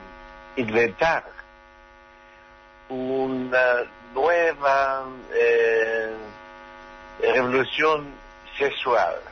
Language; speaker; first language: Spanish; non-native, learner; German